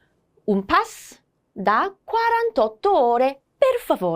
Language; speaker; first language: Italian; non-native, fluent; Korean